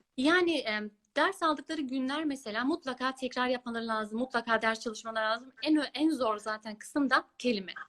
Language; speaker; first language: Turkish; early bilingual, heritage; Turkish